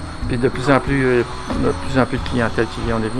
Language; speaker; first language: French; native; French